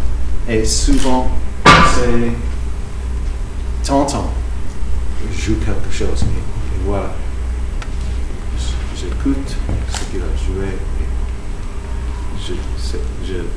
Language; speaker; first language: French; non-native, fluent; English